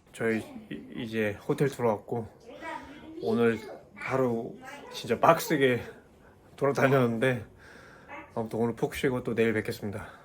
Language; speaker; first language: Korean; native; Korean